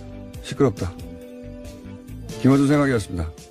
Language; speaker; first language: Korean; native; Korean